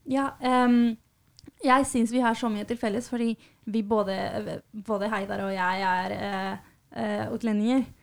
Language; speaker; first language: Norwegian; non-native, fluent; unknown